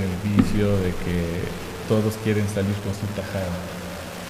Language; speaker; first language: Spanish; native; Spanish